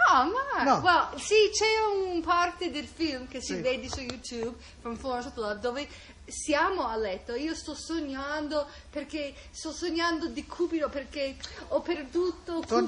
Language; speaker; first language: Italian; non-native, learner; English